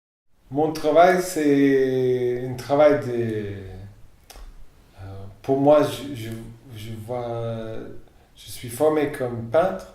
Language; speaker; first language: French; non-native, fluent; English